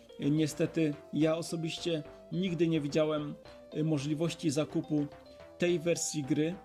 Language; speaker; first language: Polish; native; Polish